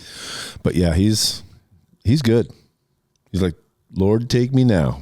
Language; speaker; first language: English; native; English